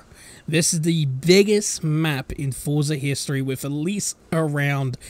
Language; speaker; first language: English; native; English